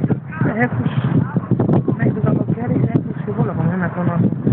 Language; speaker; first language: Greek; non-native, learner; Portuguese